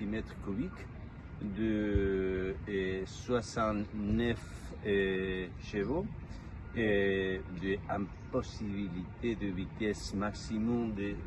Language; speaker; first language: French; non-native, learner; Spanish